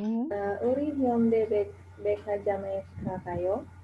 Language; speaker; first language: Korean; non-native, learner; Indonesian